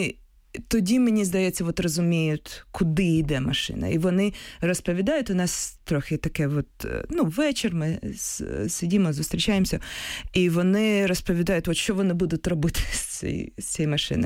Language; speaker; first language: Ukrainian; non-native, local second language; Russian